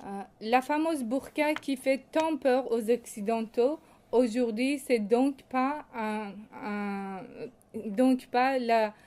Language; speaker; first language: French; non-native, fluent; Persian